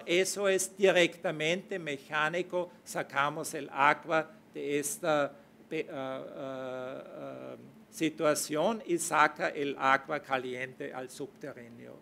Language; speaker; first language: Spanish; non-native, fluent; German